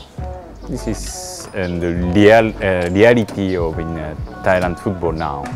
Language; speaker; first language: English; non-native, learner; Japanese